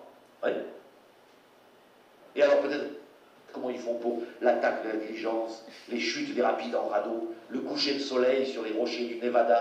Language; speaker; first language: French; native; French